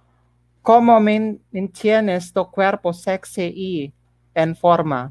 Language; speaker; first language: Spanish; non-native, learner; Filipino